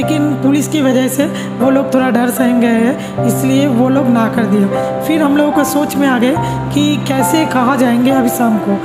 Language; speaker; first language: Hindi; non-native, local second language; Bangla